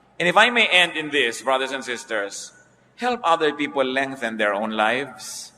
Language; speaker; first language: English; non-native, local second language; Filipino